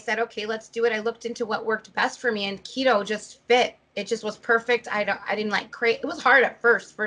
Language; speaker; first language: English; native; English